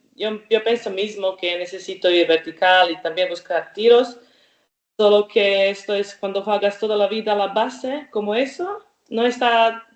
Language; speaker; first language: Spanish; non-native, learner; Croatian